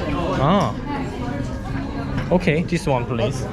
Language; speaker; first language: English; non-native, learner; Korean